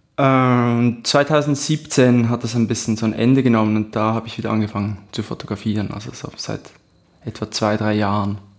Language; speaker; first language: German; native; German